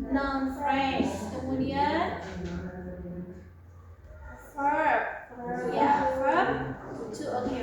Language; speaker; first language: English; non-native, learner; Indonesian